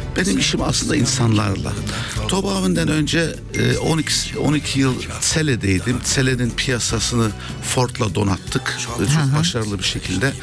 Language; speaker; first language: Turkish; early bilingual, heritage; German